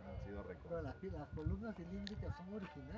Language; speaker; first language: Spanish; native; Spanish